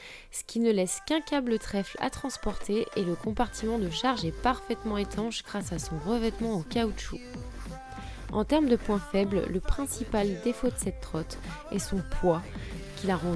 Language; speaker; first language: French; native; French